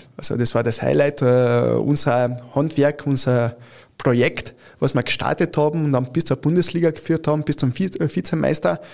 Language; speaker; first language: German; early bilingual, other home language; Italian